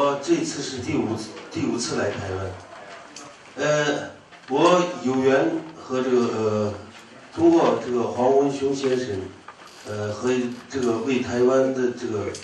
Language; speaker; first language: Chinese; non-native, local second language; Uyghur